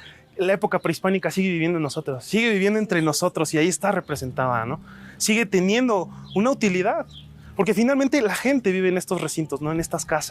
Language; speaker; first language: Spanish; native; Spanish